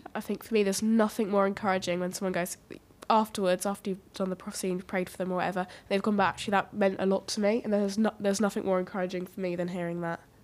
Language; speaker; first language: English; native; English